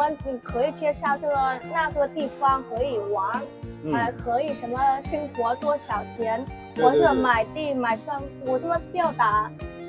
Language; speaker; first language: Chinese; non-native, learner; Vietnamese